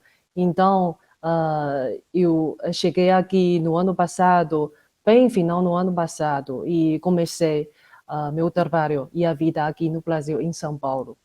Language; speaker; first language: Portuguese; non-native, fluent; Chinese